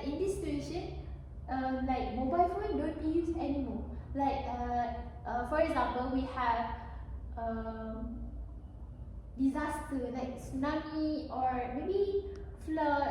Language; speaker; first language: English; non-native, learner; Malay